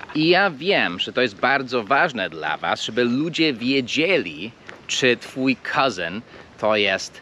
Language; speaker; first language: Polish; non-native, fluent; English